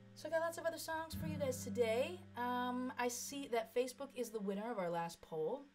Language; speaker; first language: English; native; English